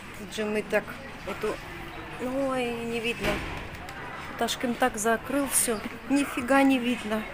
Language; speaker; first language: Russian; native; Russian